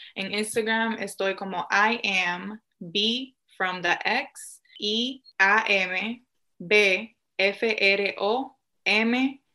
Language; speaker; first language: Spanish; early bilingual, heritage; Spanish